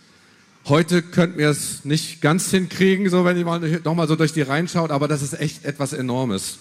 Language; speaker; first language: German; native; German